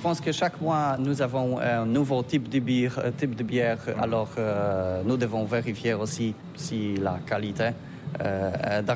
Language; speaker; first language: French; non-native, learner; Polish